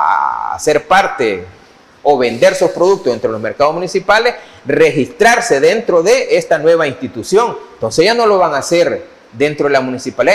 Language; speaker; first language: Spanish; native; Spanish